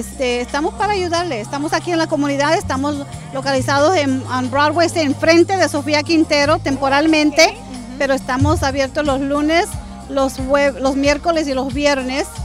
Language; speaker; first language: Spanish; early bilingual, heritage; Spanish